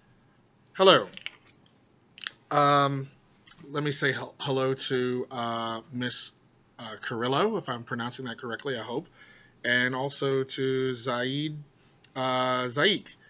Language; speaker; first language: English; native; English